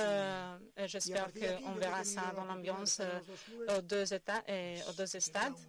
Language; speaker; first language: French; non-native, fluent; Spanish